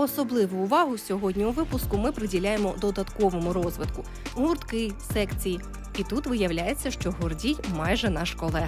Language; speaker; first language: Ukrainian; native; Ukrainian